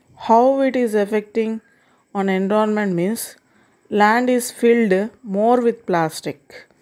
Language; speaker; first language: English; non-native, local second language; Telugu